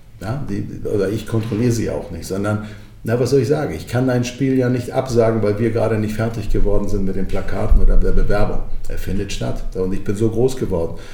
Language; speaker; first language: German; early bilingual, other home language; Croatian